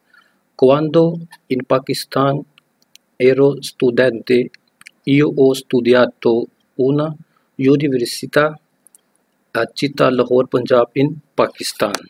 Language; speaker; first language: Italian; non-native, learner; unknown